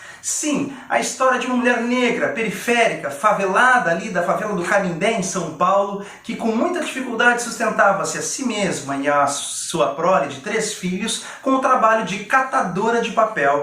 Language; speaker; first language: Portuguese; native; Portuguese